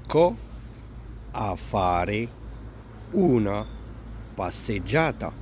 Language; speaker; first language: Italian; non-native, fluent; Arabic